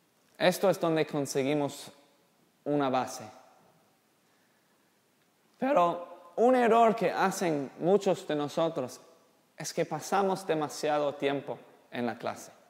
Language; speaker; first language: Spanish; non-native, fluent; English